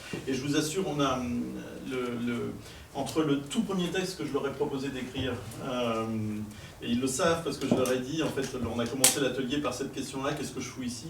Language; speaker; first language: French; native; French